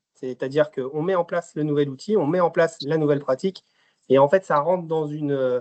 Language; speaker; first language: French; native; French